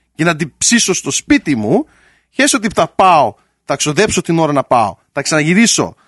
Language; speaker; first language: Greek; early bilingual, heritage; Greek